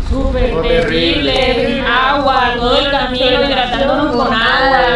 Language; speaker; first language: Spanish; native; Spanish